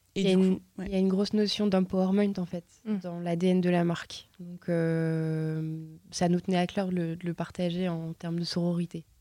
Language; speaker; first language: French; native; French